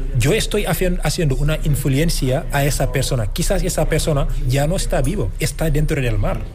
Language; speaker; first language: Spanish; non-native, fluent; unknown